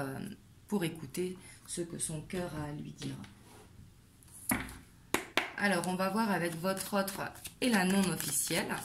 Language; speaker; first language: French; native; French